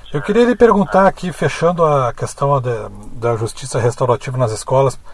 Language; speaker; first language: Portuguese; native; Portuguese